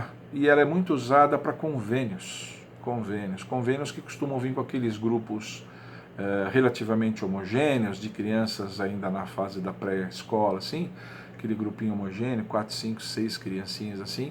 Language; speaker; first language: Portuguese; native; Portuguese